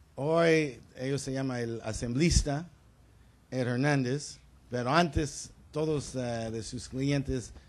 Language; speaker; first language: Spanish; early bilingual, other home language; English